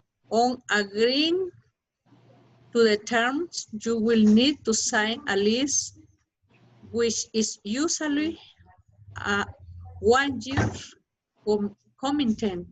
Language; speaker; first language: English; non-native, learner; Spanish